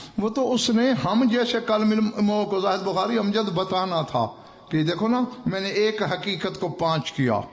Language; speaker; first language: Urdu; non-native, local second language; Saraiki